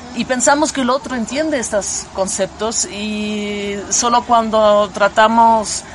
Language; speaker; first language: Spanish; non-native, fluent; German